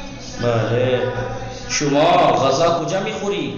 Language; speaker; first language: Persian; non-native, fluent; Urdu